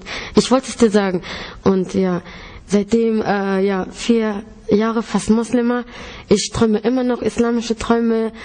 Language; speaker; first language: German; early bilingual, other home language; Greek